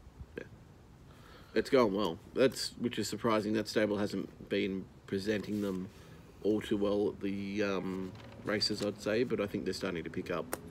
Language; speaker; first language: English; native; English